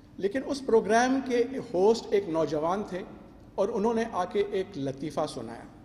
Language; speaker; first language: Urdu; native; Urdu